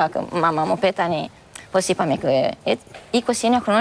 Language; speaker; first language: Greek; non-native, learner; Romanian